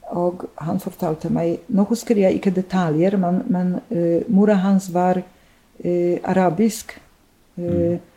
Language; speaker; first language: Norwegian; non-native, fluent; Polish